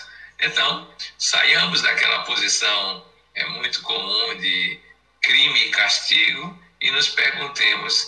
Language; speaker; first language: Portuguese; native; Portuguese